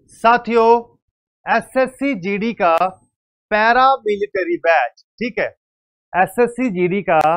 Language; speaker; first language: Hindi; native; Hindi